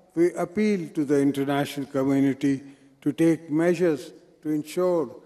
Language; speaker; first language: English; non-native, local second language; Sindhi